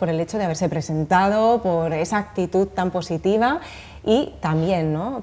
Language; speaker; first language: Spanish; native; Spanish